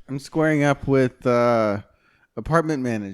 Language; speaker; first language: English; native; English